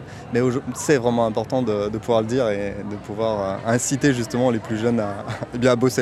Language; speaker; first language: French; native; French